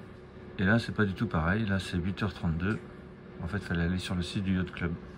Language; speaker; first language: French; native; French